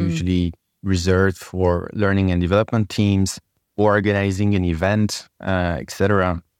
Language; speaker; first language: English; non-native, fluent; French